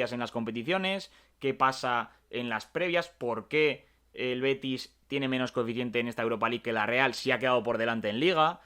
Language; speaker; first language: Spanish; native; Spanish